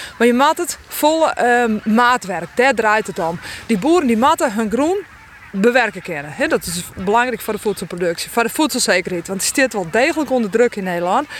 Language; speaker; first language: Dutch; non-native, local second language; Western Frisian